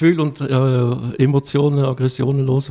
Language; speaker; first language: German; native; German